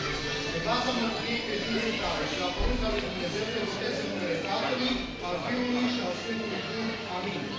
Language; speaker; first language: Romanian; native; Romanian